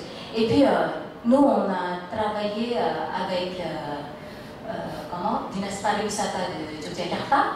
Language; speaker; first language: French; non-native, fluent; Indonesian